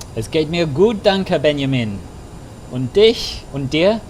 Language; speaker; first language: German; non-native, learner; English